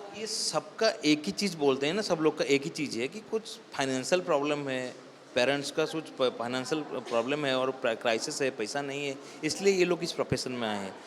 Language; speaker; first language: Hindi; non-native, local second language; Odia